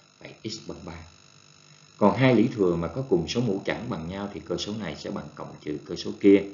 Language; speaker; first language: Vietnamese; native; Vietnamese